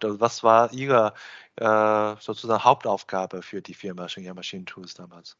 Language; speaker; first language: German; non-native, fluent; Chinese